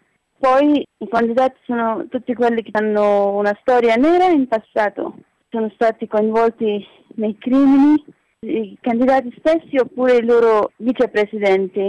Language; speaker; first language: Italian; non-native, fluent; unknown